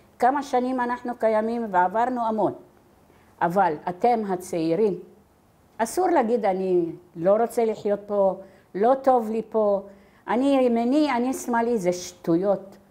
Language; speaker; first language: Hebrew; non-native, fluent; Arabic